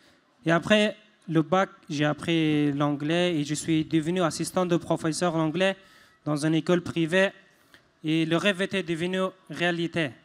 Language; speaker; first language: French; non-native, fluent; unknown